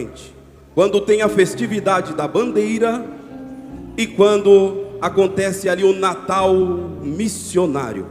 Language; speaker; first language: Portuguese; native; Portuguese